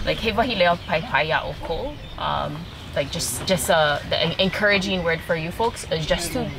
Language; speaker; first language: English; native; English